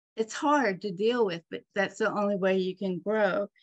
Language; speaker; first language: English; native; English